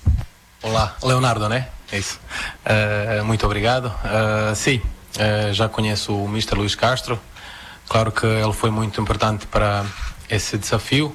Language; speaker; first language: Portuguese; non-native, fluent; Croatian